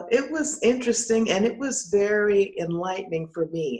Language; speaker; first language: English; native; English